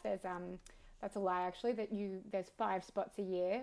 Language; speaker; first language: English; native; English